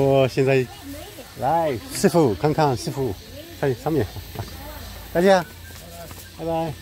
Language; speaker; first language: Chinese; non-native, learner; Slovak